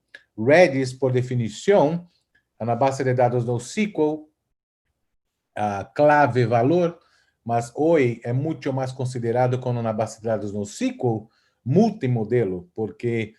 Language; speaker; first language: Portuguese; non-native, fluent; Spanish